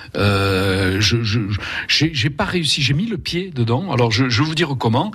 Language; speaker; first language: French; early bilingual, other home language; Spanish